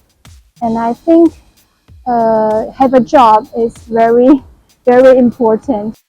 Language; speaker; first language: English; non-native, learner; Chinese